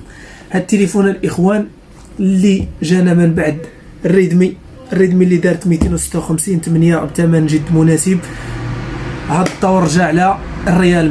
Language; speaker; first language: Arabic; native; Arabic